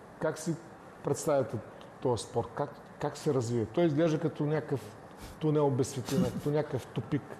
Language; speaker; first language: Bulgarian; native; Bulgarian